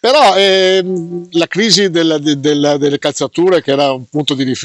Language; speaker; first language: Italian; native; Italian